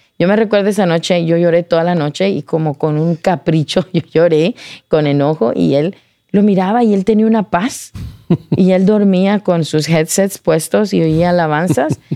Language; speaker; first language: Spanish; early bilingual, heritage; Spanish